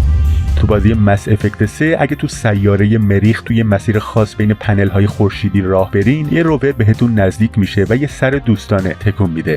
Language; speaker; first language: Persian; native; Persian